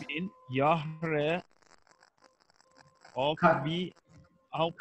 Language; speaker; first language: German; non-native, learner; Turkish